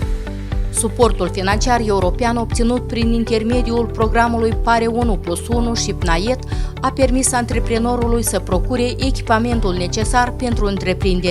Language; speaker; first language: Romanian; native; Romanian